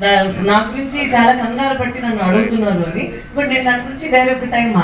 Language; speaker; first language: Telugu; non-native, local second language; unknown